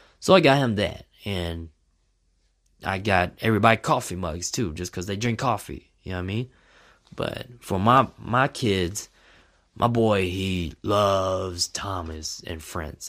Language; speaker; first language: English; native; English